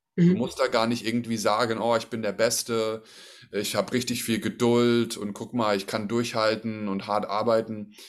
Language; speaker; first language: German; native; German